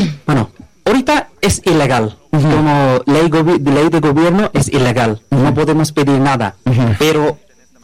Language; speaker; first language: Spanish; non-native, learner; Bangla